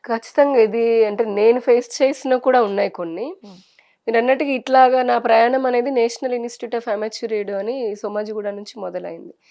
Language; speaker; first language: Telugu; native; Telugu